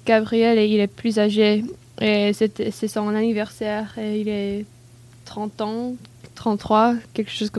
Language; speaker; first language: French; non-native, learner; English